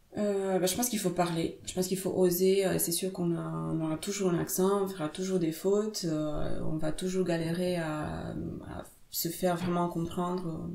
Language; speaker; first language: French; non-native, fluent; Romanian